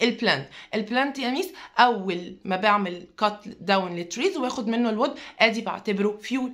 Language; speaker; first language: Arabic; native; Arabic